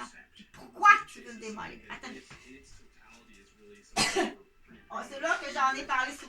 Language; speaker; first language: French; native; French